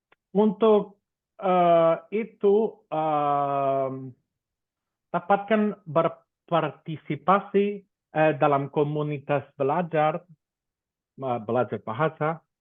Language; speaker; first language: Indonesian; non-native, fluent; Spanish